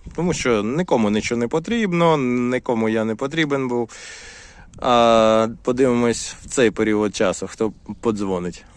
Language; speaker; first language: Ukrainian; non-native, local second language; Russian